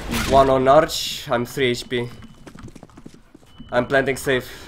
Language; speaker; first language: English; non-native, fluent; Romanian